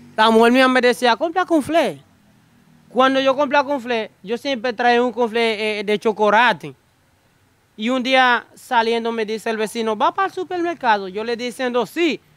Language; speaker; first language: Spanish; non-native, learner; Haitian Creole